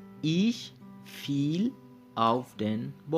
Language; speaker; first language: German; non-native, learner; Bangla